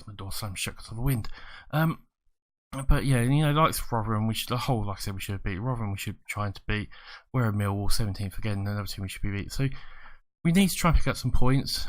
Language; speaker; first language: English; native; English